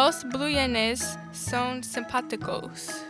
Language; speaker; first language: Spanish; non-native, learner; English